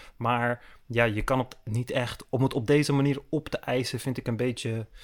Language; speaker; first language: Dutch; early bilingual, other home language; Turkish